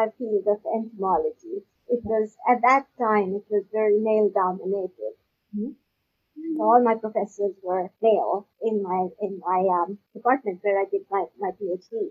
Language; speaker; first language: English; non-native, local second language; Urdu